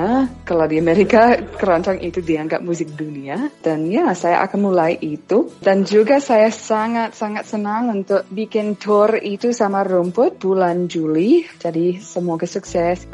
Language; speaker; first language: Indonesian; non-native, fluent; English